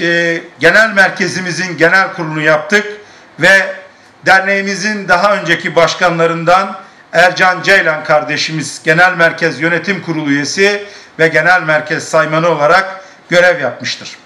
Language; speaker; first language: Turkish; native; Turkish